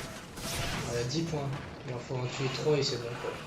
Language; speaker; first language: French; native; French